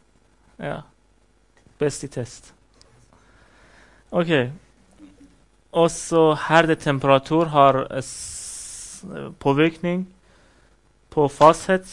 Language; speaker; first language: Norwegian; non-native, fluent; Persian